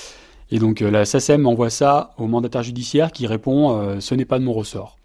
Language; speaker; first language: French; native; French